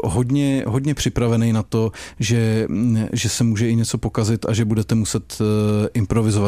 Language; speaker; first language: Czech; native; Czech